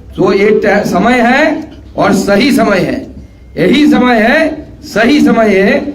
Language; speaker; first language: Hindi; non-native, local second language; Bangla